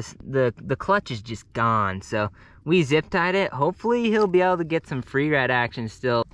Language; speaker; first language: English; native; English